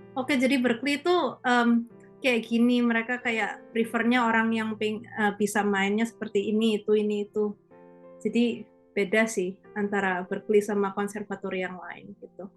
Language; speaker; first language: Indonesian; native; Indonesian